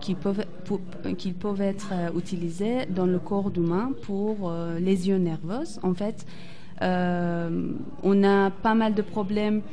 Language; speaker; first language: French; non-native, fluent; Persian